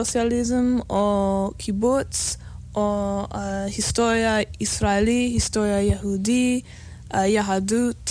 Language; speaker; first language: Hebrew; non-native, learner; English